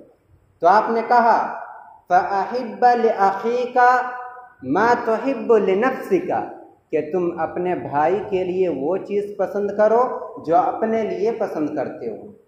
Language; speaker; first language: Urdu; native; Urdu